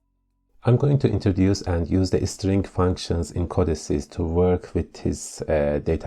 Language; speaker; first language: English; non-native, fluent; Persian